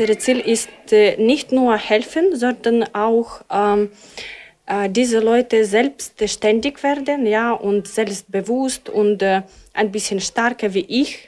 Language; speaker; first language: German; non-native, learner; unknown